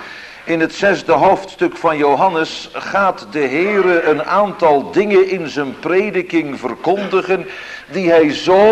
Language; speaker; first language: Dutch; native; Dutch